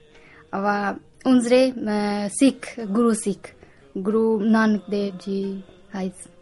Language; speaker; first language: German; non-native, learner; Punjabi